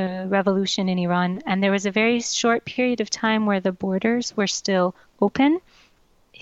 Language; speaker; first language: English; native; English